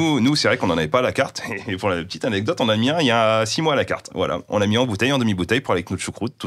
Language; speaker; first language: French; native; French